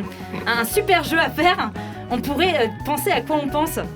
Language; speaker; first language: French; native; French